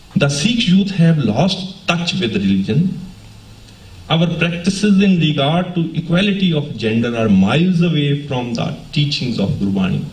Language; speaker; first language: English; non-native, local second language; Punjabi